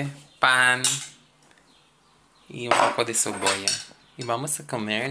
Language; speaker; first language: Spanish; non-native, learner; Filipino